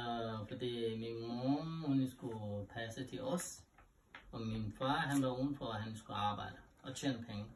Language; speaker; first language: Danish; non-native, learner; Nepali